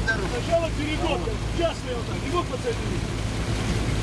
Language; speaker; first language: Russian; native; Russian